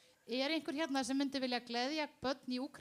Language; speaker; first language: Icelandic; non-native, learner; Spanish